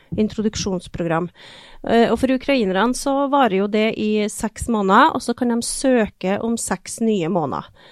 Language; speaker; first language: Norwegian; native; Norwegian